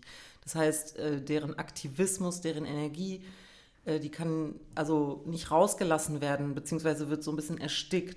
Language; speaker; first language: German; native; German